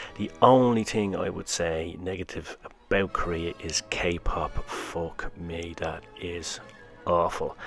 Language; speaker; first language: English; native; English